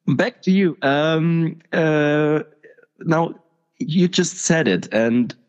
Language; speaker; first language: English; non-native, fluent; German